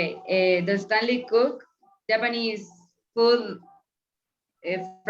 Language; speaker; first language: English; non-native, learner; Spanish